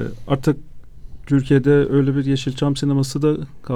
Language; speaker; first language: Turkish; non-native, fluent; Azerbaijani